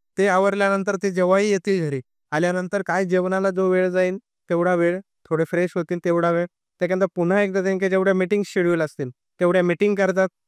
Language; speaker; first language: Marathi; native; Marathi